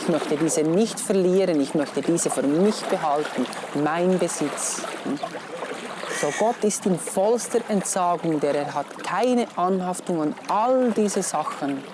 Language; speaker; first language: German; non-native, fluent; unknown